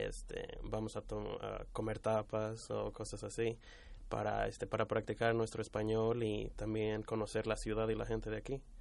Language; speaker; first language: Spanish; early bilingual, heritage; Spanish